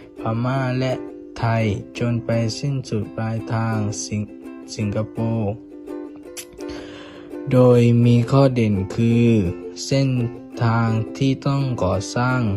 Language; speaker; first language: Thai; native; Thai